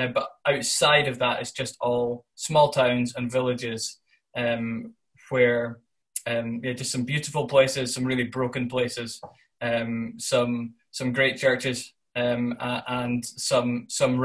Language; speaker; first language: English; native; English